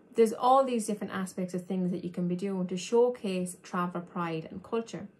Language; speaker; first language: English; native; English